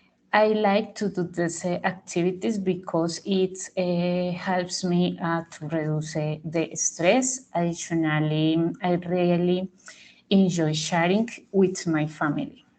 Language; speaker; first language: English; non-native, learner; Spanish